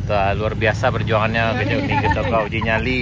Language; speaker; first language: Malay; non-native, local second language; Minangkabau